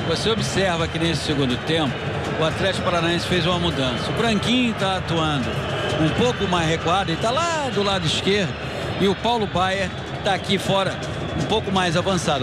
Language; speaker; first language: Portuguese; native; Portuguese